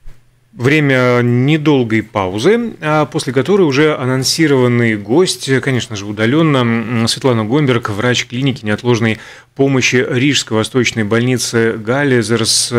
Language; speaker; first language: Russian; native; Russian